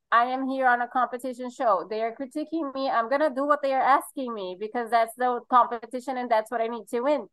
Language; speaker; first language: English; non-native, fluent; Portuguese